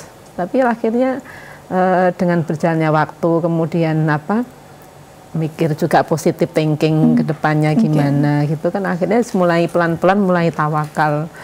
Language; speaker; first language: Indonesian; native; Indonesian